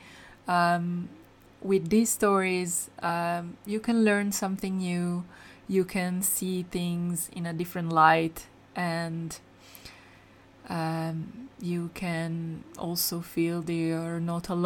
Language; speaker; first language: English; non-native, fluent; Italian